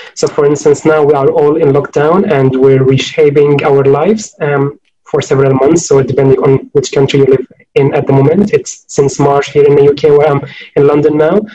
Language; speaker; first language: English; non-native, fluent; Arabic